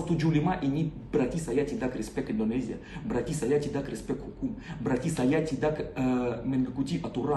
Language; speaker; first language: Indonesian; non-native, learner; Russian